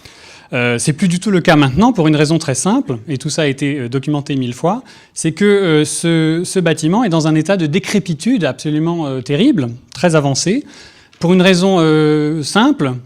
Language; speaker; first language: French; native; French